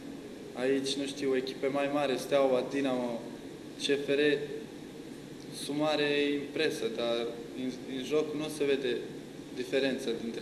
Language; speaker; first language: Romanian; non-native, learner; Bosnian